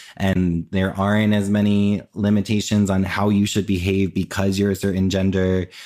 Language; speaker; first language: English; native; English